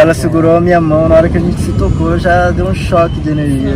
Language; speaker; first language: Portuguese; native; Portuguese